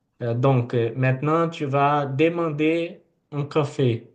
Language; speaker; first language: French; non-native, learner; Portuguese